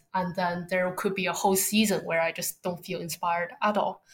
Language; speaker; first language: English; non-native, fluent; Chinese